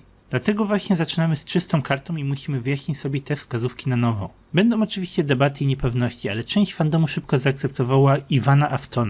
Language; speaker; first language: Polish; native; Polish